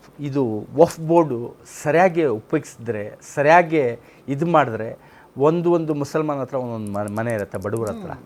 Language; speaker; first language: Kannada; non-native, local second language; Urdu